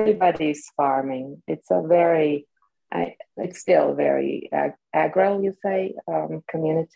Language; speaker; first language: English; non-native, fluent; Slovak